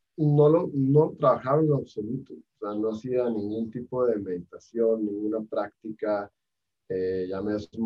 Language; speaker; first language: Spanish; native; Spanish